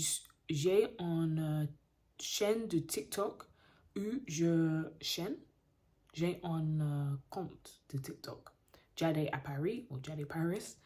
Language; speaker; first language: French; non-native, learner; English